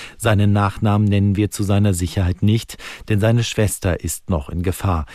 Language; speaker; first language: German; native; German